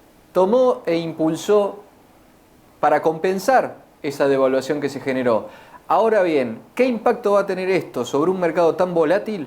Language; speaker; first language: Spanish; native; Spanish